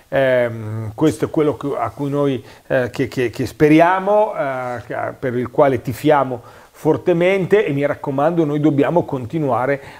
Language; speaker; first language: Italian; native; Italian